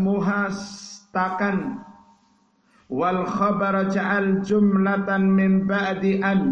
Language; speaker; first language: Arabic; non-native, fluent; Indonesian